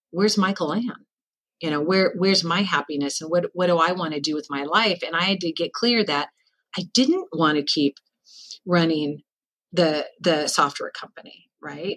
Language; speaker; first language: English; native; English